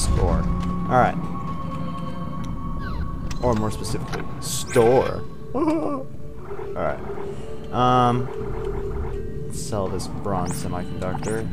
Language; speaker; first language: English; native; English